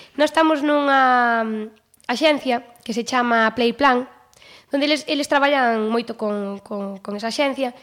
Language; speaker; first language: Galician; native; Galician